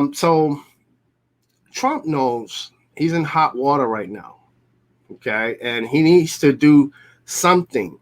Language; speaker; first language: English; native; English